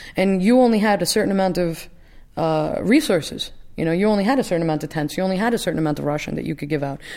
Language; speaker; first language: English; native; English